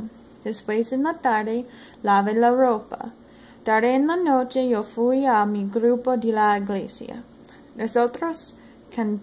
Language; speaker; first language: Spanish; non-native, learner; English